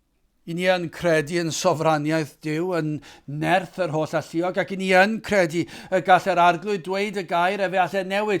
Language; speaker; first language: Welsh; native; Welsh